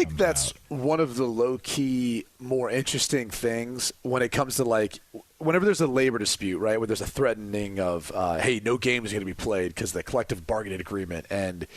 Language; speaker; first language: English; native; English